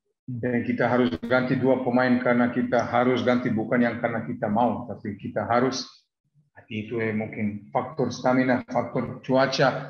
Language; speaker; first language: Indonesian; non-native, learner; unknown